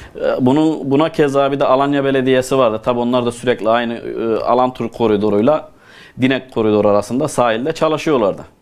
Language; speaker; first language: Turkish; native; Turkish